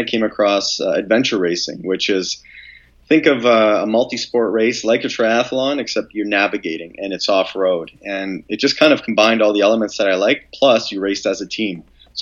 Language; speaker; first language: English; native; English